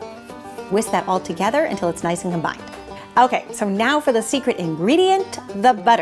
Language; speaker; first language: English; native; English